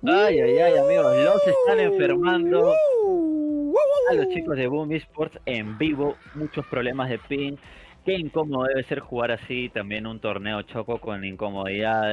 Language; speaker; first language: Spanish; native; Spanish